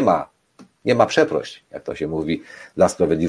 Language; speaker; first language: Polish; native; Polish